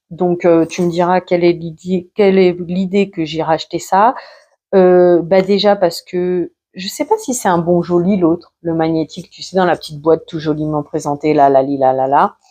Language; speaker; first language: French; native; French